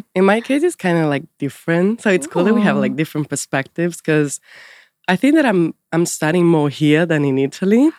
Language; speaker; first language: English; non-native, fluent; Italian